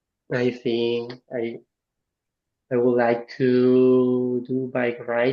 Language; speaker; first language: English; non-native, learner; Spanish